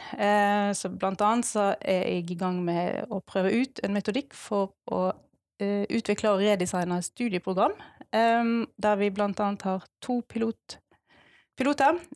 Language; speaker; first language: Norwegian; native; Norwegian